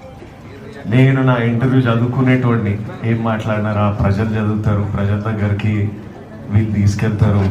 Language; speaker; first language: Telugu; native; Telugu